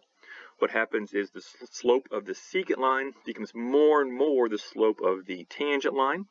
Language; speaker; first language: English; native; English